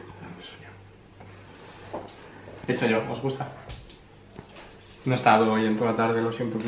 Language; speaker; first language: Spanish; native; Spanish